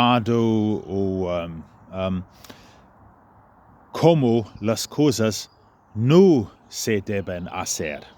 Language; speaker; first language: Spanish; non-native, fluent; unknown